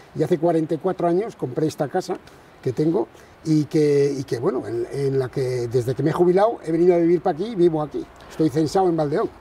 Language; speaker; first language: Spanish; native; Spanish